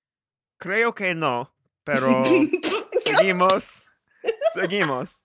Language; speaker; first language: Spanish; non-native, learner; English